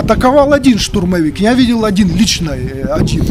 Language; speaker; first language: Russian; native; Russian